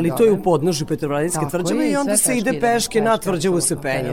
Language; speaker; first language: Serbian; native; Serbian